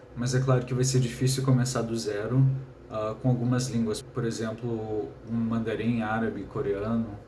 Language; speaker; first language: Portuguese; native; Portuguese